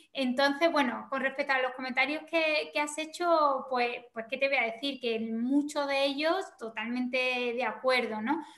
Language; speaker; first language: Spanish; native; Spanish